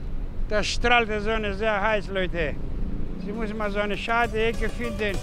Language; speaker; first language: German; non-native, learner; Greek